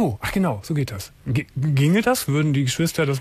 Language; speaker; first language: German; native; German